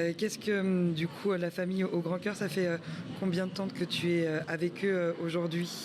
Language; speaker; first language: French; native; French